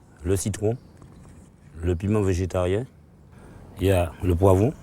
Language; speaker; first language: French; non-native, local second language; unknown